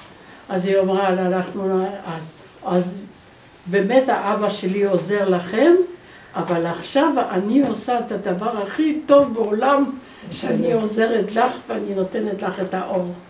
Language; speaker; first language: Hebrew; non-native, fluent; Polish